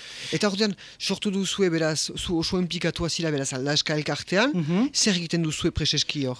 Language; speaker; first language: Basque; early bilingual, heritage; Basque